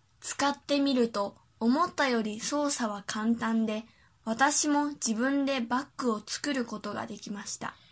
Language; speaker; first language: Japanese; early bilingual, other home language; Chinese